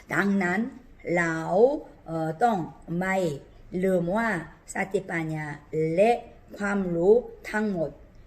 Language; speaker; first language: Thai; non-native, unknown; Korean